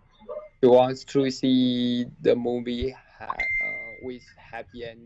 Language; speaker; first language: English; non-native, learner; Chinese